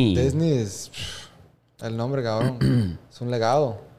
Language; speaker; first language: Spanish; early bilingual, heritage; Spanish